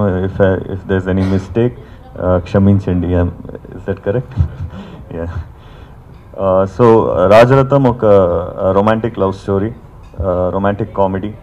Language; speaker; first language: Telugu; non-native, learner; Kannada